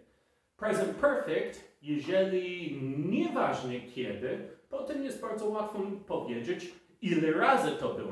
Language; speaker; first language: Polish; non-native, fluent; English